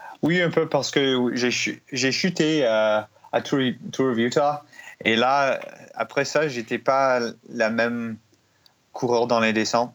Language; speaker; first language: French; non-native, learner; English